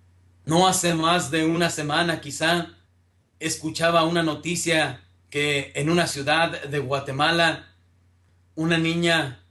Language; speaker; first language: Spanish; native; Spanish